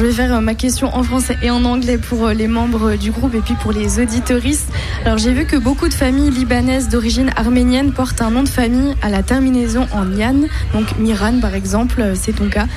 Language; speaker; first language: French; native; French